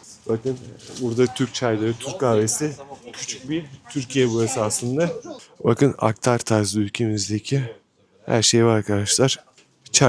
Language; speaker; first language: Turkish; native; Turkish